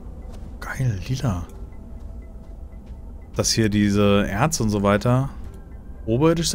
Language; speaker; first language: German; native; German